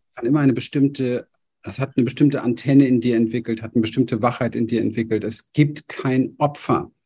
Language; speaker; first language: German; native; German